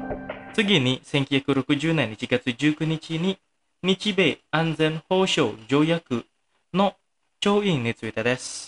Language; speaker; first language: Japanese; non-native, fluent; Indonesian